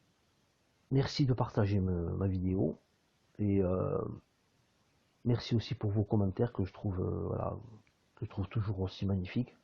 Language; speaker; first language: French; native; French